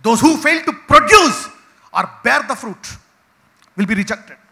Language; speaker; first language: English; non-native, local second language; Telugu